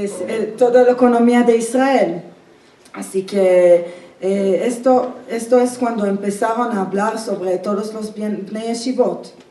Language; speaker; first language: Spanish; non-native, fluent; Hebrew